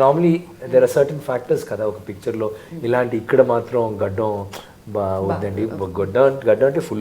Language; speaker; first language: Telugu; non-native, learner; Tamil